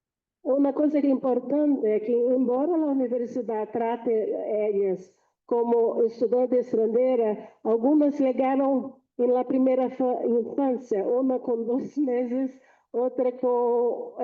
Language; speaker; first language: Portuguese; non-native, fluent; Spanish